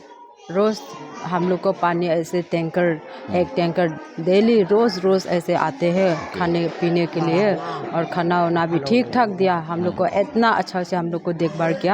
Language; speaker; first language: Hindi; non-native, local second language; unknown